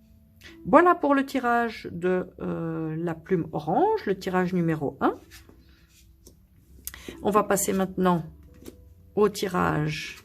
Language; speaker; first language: French; native; French